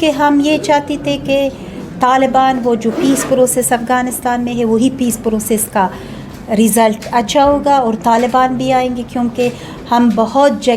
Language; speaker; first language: Hindi; non-native, learner; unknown